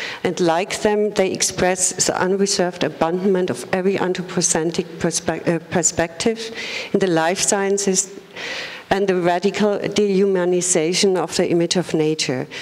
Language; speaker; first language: English; non-native, fluent; German